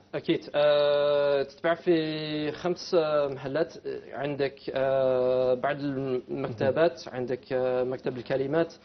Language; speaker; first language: Arabic; non-native, fluent; English